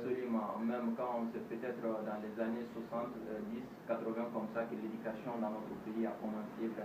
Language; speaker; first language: French; non-native, local second language; Bambara